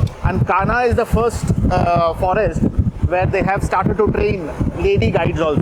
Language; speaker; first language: English; non-native, local second language; Malayalam